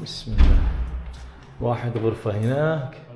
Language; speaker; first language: Arabic; non-native, learner; English